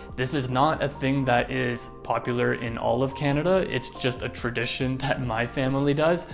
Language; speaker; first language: English; native; English